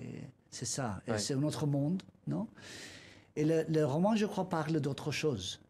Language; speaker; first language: French; non-native, learner; Spanish